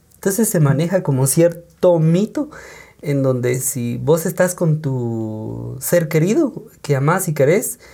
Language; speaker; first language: Spanish; non-native, local second language; Kaqchikel